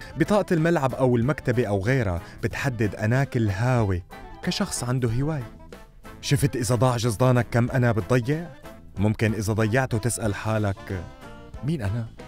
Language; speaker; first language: Arabic; native; Arabic